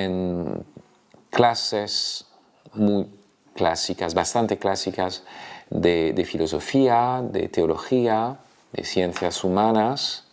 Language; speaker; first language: Spanish; non-native, fluent; French